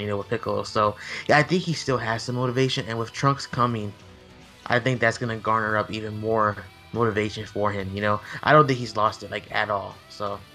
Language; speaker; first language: English; native; English